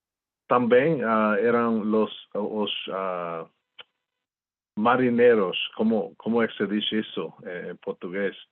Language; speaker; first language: Portuguese; non-native, fluent; English